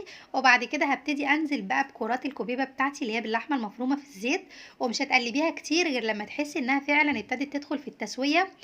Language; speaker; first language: Arabic; native; Arabic